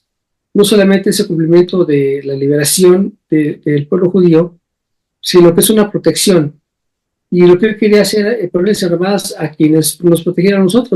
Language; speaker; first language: Spanish; native; Spanish